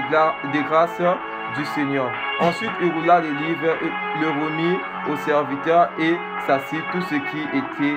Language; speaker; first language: French; non-native, local second language; Swahili